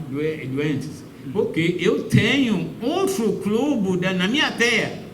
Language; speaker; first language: Portuguese; non-native, fluent; Yoruba